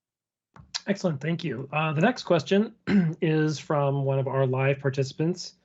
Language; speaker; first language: English; native; English